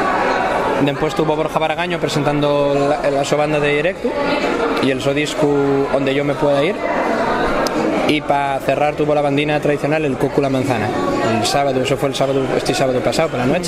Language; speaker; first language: Spanish; native; Spanish